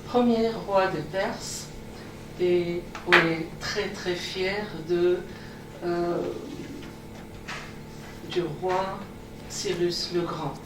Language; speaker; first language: French; non-native, fluent; Persian